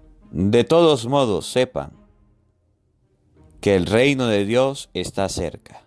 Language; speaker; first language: Spanish; native; Spanish